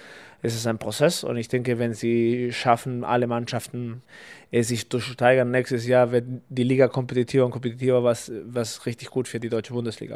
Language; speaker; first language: German; non-native, fluent; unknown